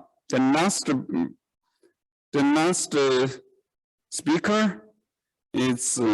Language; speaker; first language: English; non-native, learner; Chinese